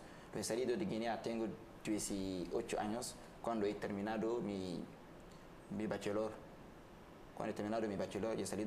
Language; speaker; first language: Spanish; non-native, learner; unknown